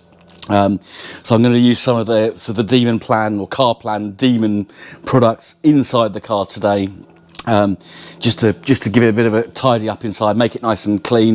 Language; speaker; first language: English; native; English